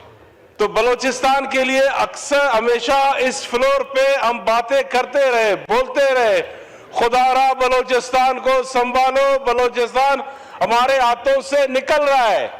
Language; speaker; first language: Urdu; non-native, local second language; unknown